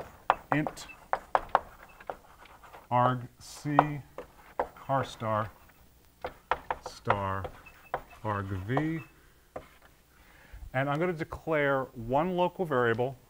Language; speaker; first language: English; native; English